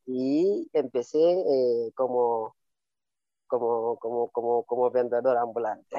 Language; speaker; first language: Spanish; non-native, learner; Wolof